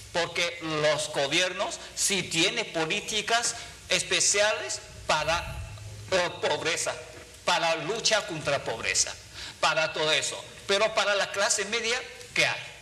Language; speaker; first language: Spanish; non-native, fluent; Chinese